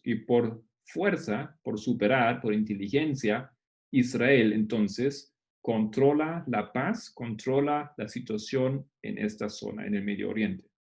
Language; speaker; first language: Spanish; non-native, fluent; Portuguese